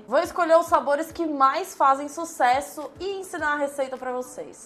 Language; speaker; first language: Portuguese; native; Portuguese